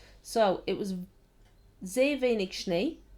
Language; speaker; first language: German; non-native, fluent; English